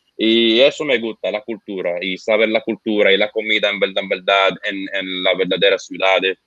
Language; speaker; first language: Spanish; non-native, fluent; Arabic